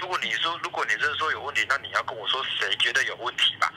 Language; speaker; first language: Chinese; native; Chinese